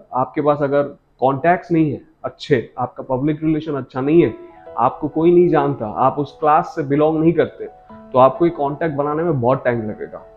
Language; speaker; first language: Hindi; non-native, local second language; Bangla